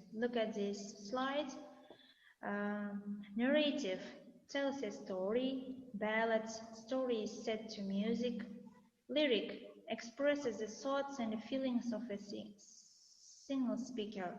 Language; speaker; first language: English; non-native, fluent; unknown